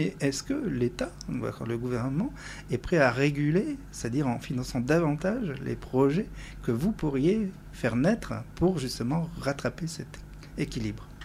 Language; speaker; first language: French; native; French